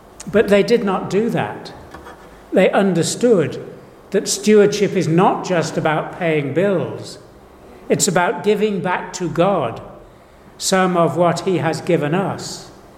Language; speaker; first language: English; native; English